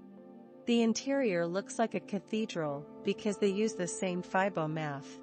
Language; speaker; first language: English; non-native, fluent; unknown